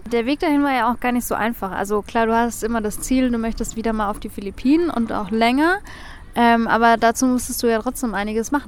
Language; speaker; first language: German; native; German